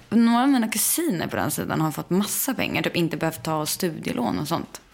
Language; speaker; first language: Swedish; native; Swedish